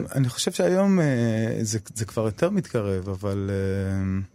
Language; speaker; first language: Hebrew; early bilingual, other home language; Arabic